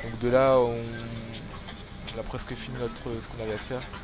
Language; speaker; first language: French; native; French